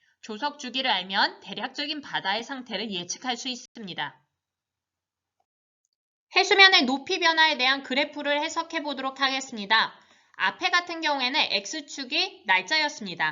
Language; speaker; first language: Korean; native; Korean